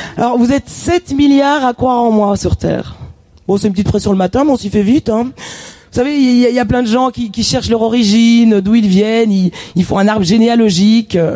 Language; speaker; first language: French; native; French